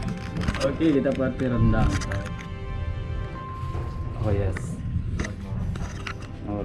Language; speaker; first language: Japanese; non-native, learner; Indonesian